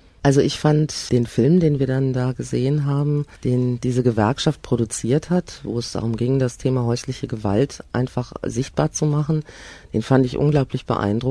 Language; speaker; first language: German; native; German